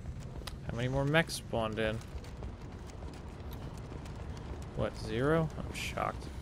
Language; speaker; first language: English; native; English